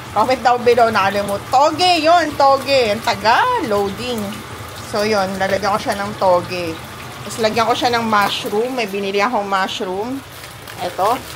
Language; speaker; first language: Filipino; native; Filipino